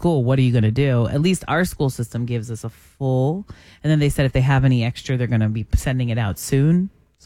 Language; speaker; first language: English; native; English